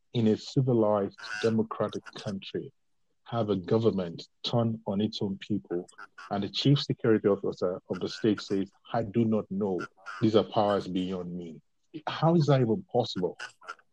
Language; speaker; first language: English; non-native, local second language; Yoruba